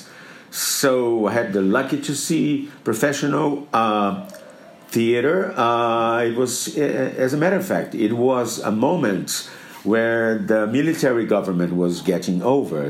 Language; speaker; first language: English; non-native, fluent; Portuguese